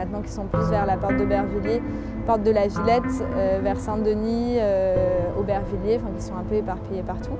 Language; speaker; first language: French; native; French